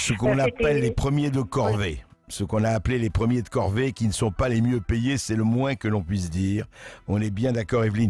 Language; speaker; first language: French; native; French